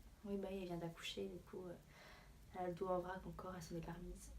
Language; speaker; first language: French; native; French